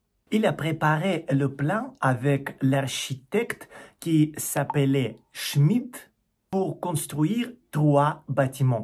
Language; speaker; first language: French; non-native, learner; Russian